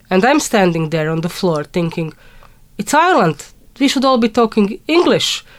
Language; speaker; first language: English; non-native, fluent; Croatian